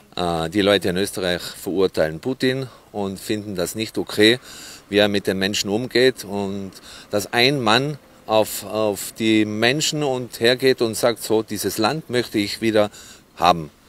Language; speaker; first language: German; non-native, fluent; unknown